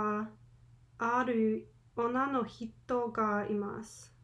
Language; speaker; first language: Japanese; non-native, learner; English